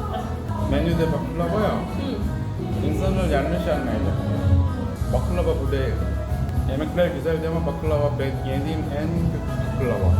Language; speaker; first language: Turkish; non-native, learner; Korean